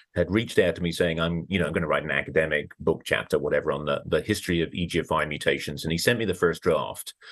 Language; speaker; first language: English; native; English